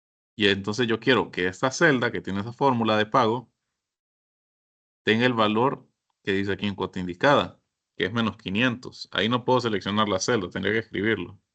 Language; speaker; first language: Spanish; native; Spanish